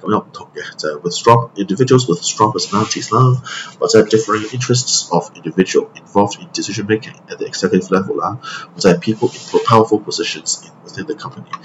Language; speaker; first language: English; non-native, local second language; Cantonese